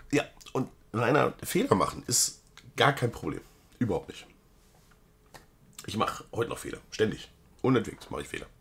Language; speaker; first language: German; native; German